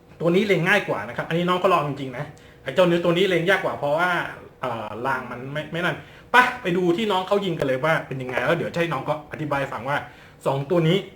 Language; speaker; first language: Thai; native; Thai